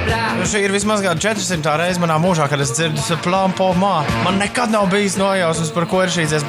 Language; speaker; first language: Latvian; native; Latvian